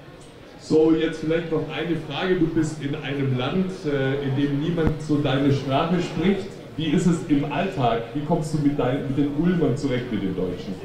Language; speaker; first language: German; native; German